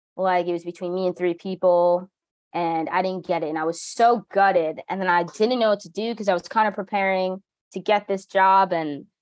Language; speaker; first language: English; native; English